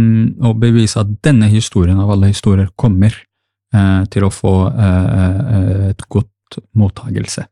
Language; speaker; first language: Norwegian; non-native, fluent; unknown